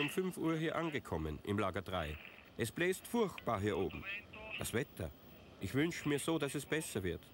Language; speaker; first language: German; native; German